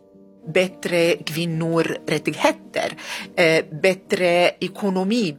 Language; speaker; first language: Swedish; non-native, learner; Arabic